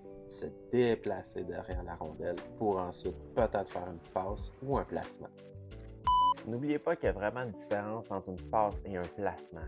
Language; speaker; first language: French; native; French